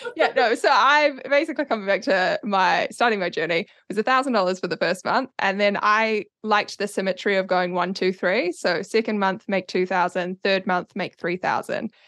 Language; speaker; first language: English; native; English